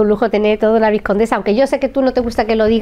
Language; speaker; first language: Spanish; native; Spanish